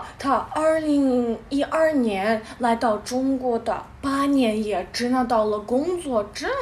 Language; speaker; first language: Chinese; non-native, fluent; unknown